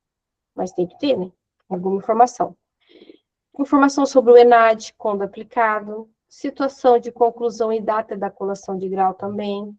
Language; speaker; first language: Portuguese; native; Portuguese